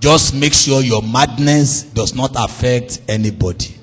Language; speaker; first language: English; non-native, local second language; Yoruba